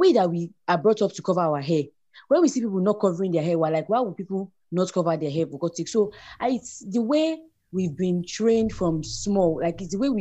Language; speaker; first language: English; non-native, local second language; Yoruba